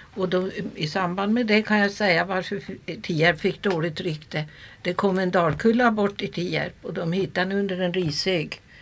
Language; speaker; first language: Swedish; native; Swedish